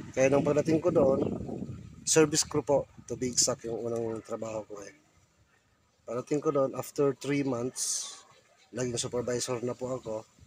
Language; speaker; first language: Filipino; native; Filipino